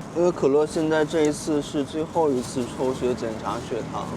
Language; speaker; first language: Chinese; native; Chinese